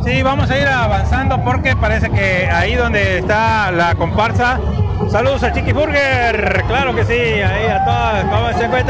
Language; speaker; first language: Spanish; native; Spanish